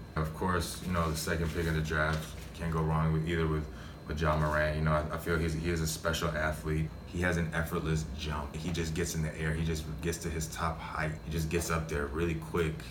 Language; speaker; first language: English; native; English